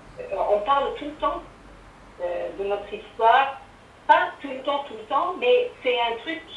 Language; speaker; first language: French; non-native, fluent; Arabic